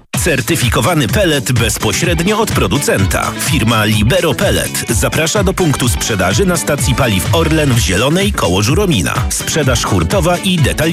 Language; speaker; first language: Polish; native; Polish